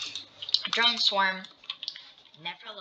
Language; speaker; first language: English; native; English